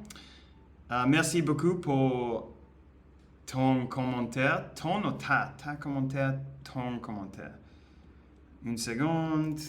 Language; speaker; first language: French; non-native, learner; English